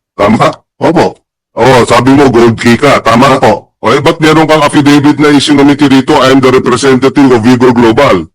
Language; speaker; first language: Filipino; native; Filipino